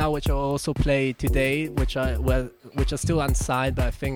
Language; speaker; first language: English; non-native, fluent; German